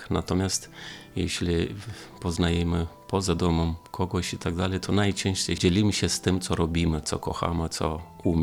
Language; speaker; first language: Polish; non-native, fluent; Romanian